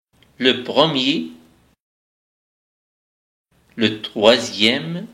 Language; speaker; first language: French; non-native, fluent; Arabic